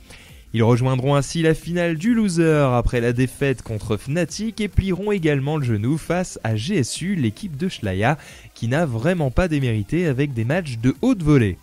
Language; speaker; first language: French; native; French